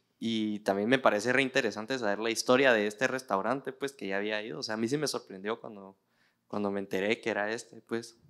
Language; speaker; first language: Spanish; native; Spanish